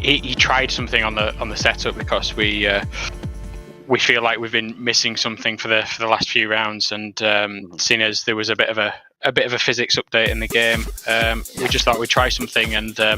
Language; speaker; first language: English; native; English